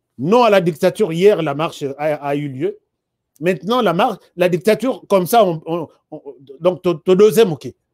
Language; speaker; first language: French; non-native, local second language; Lingala